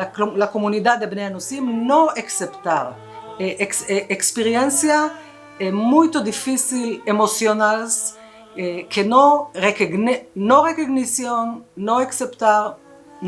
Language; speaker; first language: Portuguese; non-native, learner; Spanish